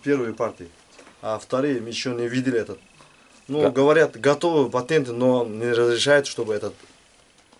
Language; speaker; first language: Russian; non-native, learner; Uzbek